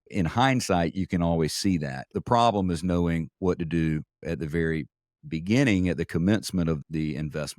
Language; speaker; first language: English; native; English